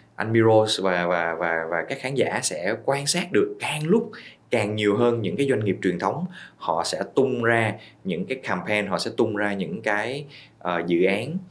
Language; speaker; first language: Vietnamese; native; Vietnamese